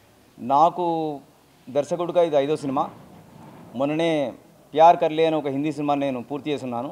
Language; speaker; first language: Telugu; native; Telugu